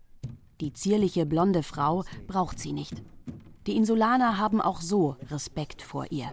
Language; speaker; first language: German; native; German